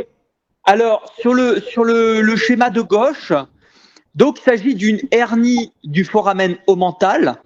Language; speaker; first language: French; native; French